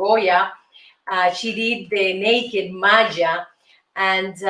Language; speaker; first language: English; non-native, fluent; Spanish